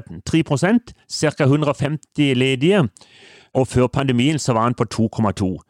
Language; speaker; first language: Norwegian; native; Norwegian